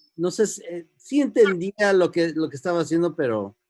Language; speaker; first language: Spanish; early bilingual, heritage; Spanish